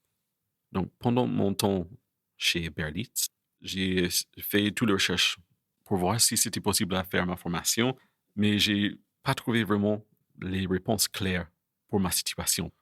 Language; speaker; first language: French; non-native, fluent; English